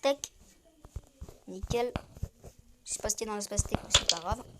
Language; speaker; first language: French; native; French